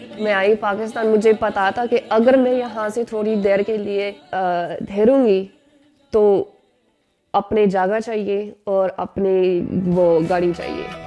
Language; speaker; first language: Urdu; non-native, learner; English